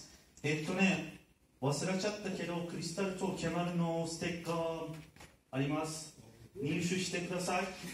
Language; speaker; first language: Japanese; non-native, learner; Turkish